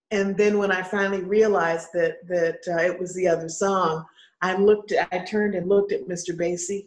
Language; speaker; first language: English; native; English